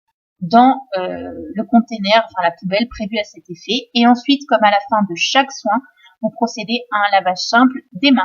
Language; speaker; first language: French; native; French